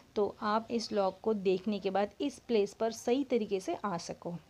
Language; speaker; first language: Hindi; non-native, local second language; Marathi